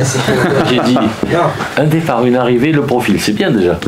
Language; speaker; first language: French; native; French